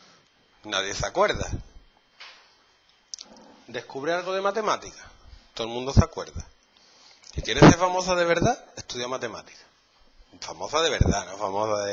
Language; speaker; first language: Spanish; native; Spanish